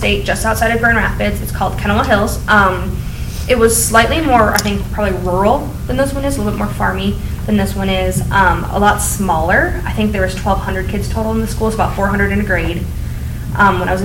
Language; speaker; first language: English; native; English